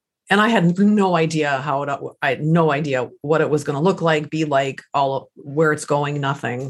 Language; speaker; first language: English; early bilingual, other home language; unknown